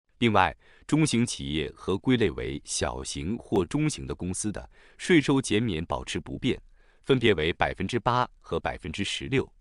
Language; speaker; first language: Chinese; native; Chinese